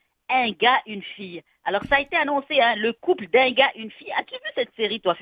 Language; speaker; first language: French; native; French